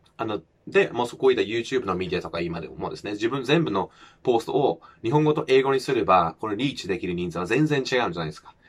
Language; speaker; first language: Japanese; non-native, fluent; English